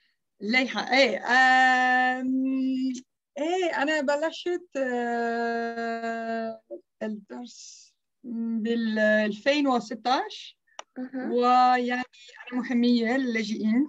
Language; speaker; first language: Arabic; non-native, learner; Dutch